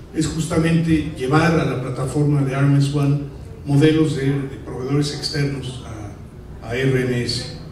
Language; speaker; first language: Spanish; native; Spanish